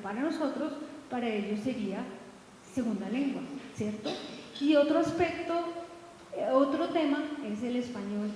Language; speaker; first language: Spanish; native; Spanish